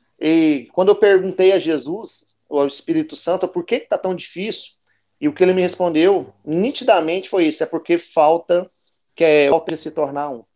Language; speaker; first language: Portuguese; native; Portuguese